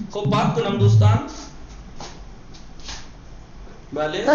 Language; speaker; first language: Persian; non-native, fluent; Urdu